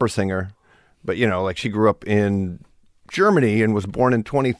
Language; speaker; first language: English; early bilingual, other home language; German